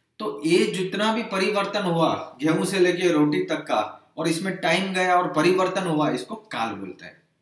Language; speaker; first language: Hindi; non-native, local second language; Gujarati